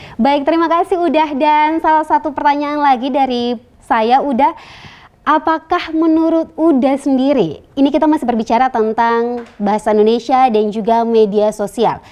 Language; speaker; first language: Indonesian; native; Indonesian